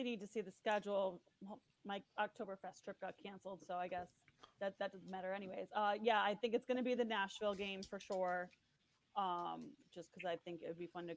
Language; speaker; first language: English; native; English